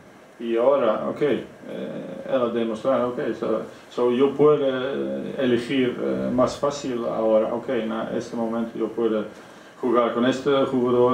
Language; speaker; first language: Spanish; non-native, fluent; Dutch